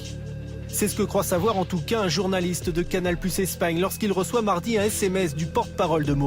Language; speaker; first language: French; native; French